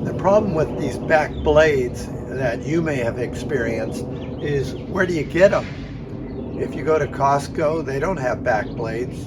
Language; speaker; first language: English; native; English